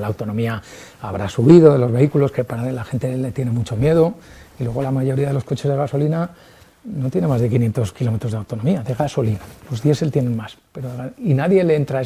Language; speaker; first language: Spanish; native; Spanish